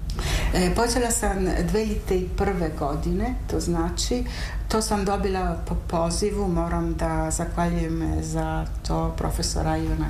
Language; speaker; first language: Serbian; non-native, fluent; Italian